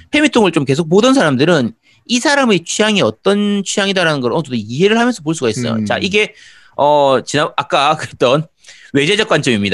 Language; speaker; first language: Korean; native; Korean